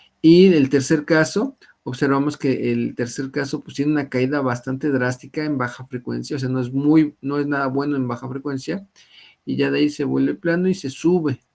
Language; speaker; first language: Spanish; native; Spanish